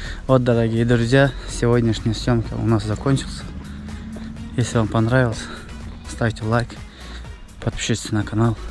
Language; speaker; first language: Russian; non-native, fluent; Azerbaijani